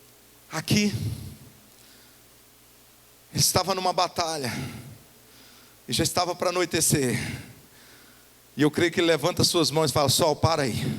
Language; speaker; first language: Portuguese; native; Portuguese